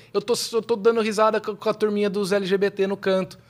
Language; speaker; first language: Portuguese; native; Portuguese